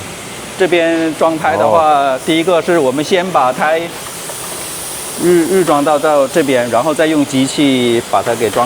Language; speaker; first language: Chinese; native; Chinese